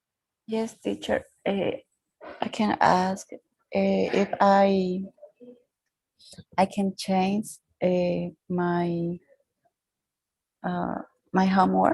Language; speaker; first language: English; non-native, learner; Spanish